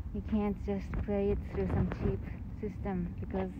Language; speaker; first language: English; non-native, fluent; Japanese